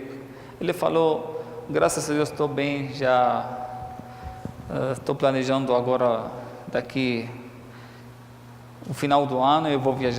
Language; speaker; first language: Portuguese; non-native, fluent; Arabic